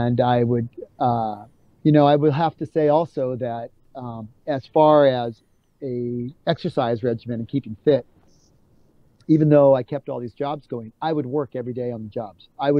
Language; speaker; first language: English; native; English